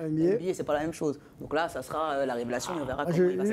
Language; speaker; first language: French; native; French